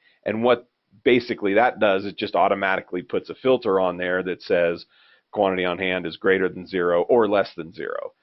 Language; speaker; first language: English; native; English